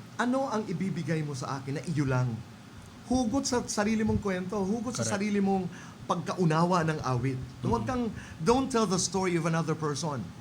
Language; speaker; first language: Filipino; non-native, local second language; Waray